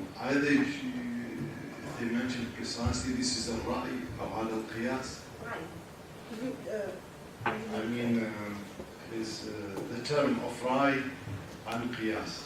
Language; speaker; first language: English; non-native, learner; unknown